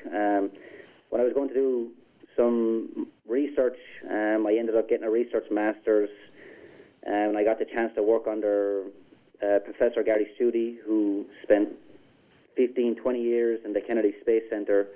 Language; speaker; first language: English; native; English